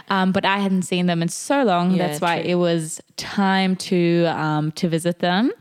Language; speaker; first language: English; non-native, fluent; German